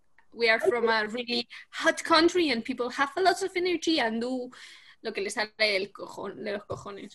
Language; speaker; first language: English; non-native, learner; Spanish